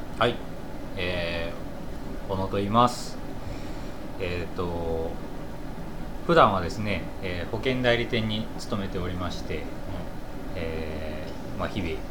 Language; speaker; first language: Japanese; native; Japanese